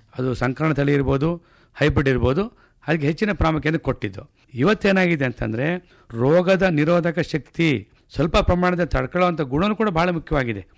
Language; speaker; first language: Kannada; native; Kannada